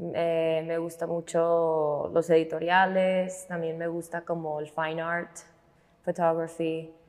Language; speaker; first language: Spanish; non-native, fluent; English